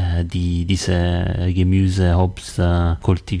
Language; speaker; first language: German; non-native, learner; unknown